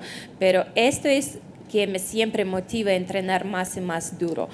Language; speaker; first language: Spanish; non-native, fluent; Russian